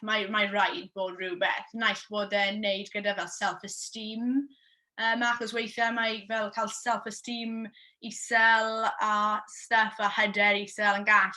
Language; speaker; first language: Welsh; non-native, local second language; English